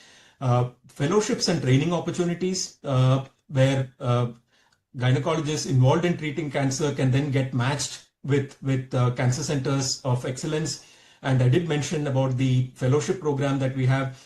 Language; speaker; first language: English; non-native, local second language; Tamil